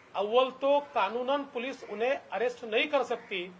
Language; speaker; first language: Hindi; non-native, local second language; Marathi